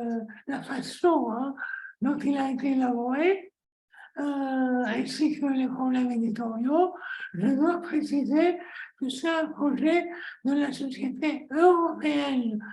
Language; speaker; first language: French; non-native, fluent; Greek